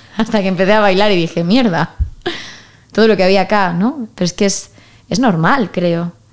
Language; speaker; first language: Spanish; native; Spanish